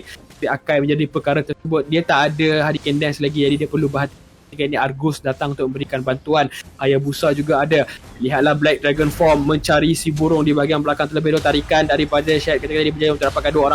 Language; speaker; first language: Malay; native; Malay